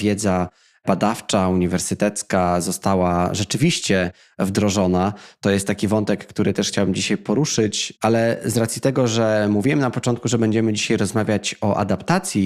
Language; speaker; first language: Polish; native; Polish